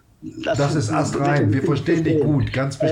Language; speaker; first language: German; native; German